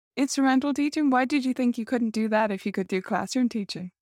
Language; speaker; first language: English; native; English